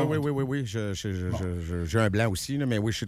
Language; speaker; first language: French; native; French